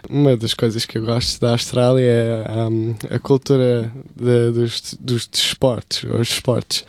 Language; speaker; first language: Portuguese; early bilingual, heritage; English